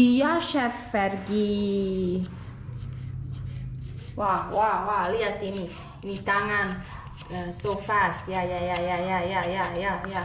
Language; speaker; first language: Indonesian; non-native, learner; Serbian